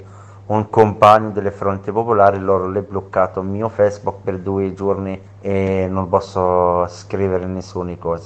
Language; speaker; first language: Italian; non-native, learner; Arabic